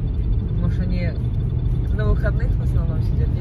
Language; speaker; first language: Russian; native; Russian